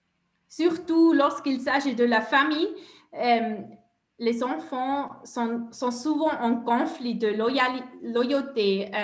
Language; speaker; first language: French; non-native, local second language; German